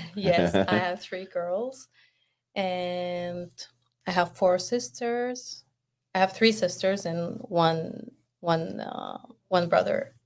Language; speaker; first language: English; non-native, fluent; Arabic